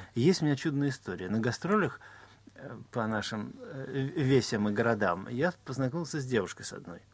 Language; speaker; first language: Russian; native; Russian